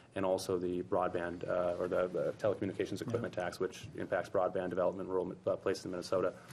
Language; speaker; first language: English; native; English